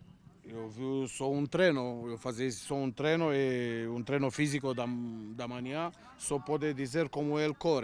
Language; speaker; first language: Portuguese; non-native, learner; Romanian